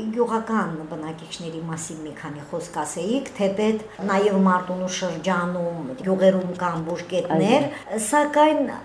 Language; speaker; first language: Armenian; native; Armenian